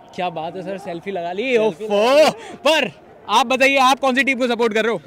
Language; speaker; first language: Hindi; native; Hindi